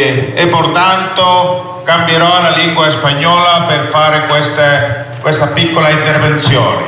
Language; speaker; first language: Italian; non-native, learner; Spanish